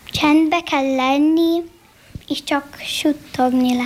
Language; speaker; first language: Hungarian; non-native, local second language; Slovenian